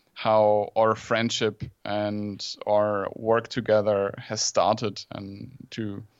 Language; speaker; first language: English; non-native, fluent; German